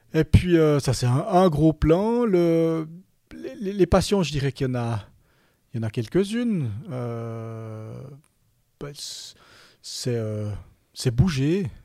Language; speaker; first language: French; native; French